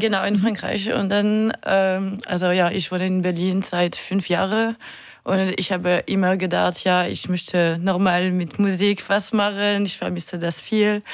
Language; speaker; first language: German; non-native, learner; French